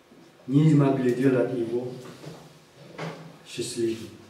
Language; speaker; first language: Russian; non-native, fluent; Korean